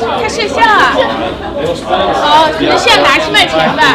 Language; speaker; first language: Chinese; native; Chinese